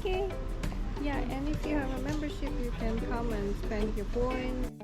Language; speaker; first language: English; non-native, fluent; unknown